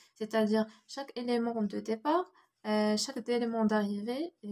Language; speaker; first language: French; non-native, local second language; Arabic